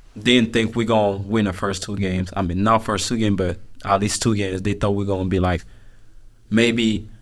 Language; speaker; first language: English; non-native, fluent; French